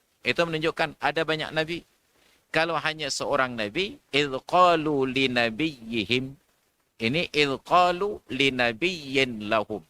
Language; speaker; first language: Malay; non-native, local second language; Achinese